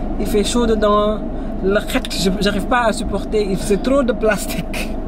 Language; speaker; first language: French; non-native, local second language; Wolof